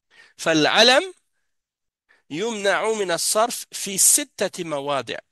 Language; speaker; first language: Arabic; non-native, fluent; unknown